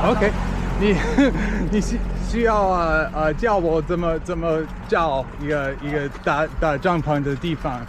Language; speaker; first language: Chinese; non-native, learner; English